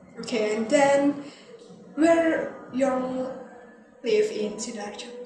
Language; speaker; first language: English; non-native, learner; Indonesian